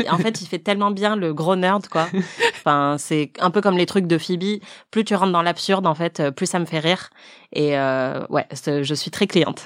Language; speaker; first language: French; native; French